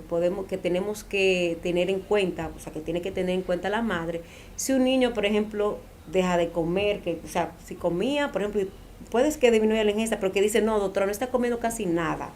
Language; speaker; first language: Spanish; native; Spanish